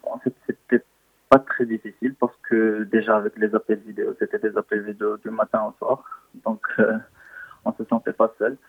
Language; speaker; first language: French; non-native, local second language; Arabic